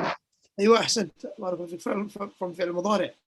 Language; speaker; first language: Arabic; non-native, fluent; English